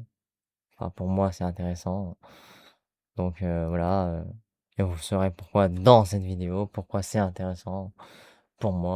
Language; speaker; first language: French; native; French